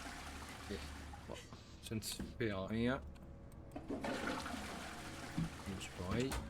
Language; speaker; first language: French; native; French